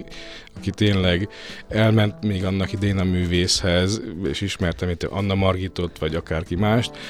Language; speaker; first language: Hungarian; native; Hungarian